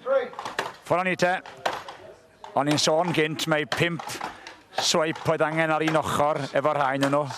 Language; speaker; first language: Welsh; native; Welsh